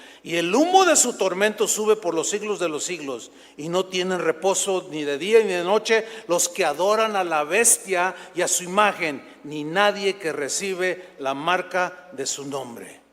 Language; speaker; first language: Spanish; native; Spanish